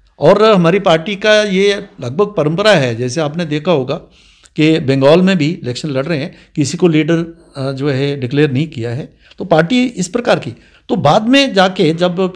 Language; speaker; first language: Hindi; non-native, local second language; Dogri